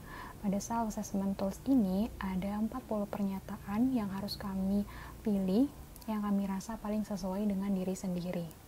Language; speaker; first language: Indonesian; native; Indonesian